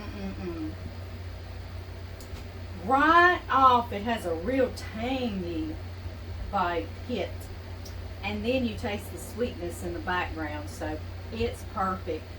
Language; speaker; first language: English; native; English